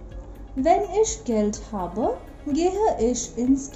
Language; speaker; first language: German; non-native, fluent; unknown